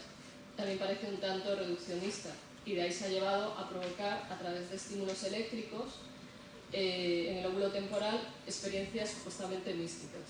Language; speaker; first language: Spanish; native; Spanish